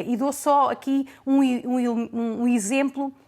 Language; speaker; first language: Portuguese; native; Portuguese